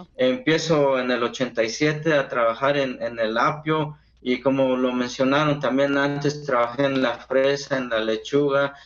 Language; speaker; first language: Spanish; non-native, local second language; Zapotec